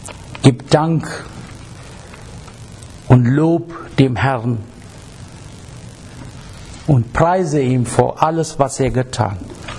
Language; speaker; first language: German; non-native, learner; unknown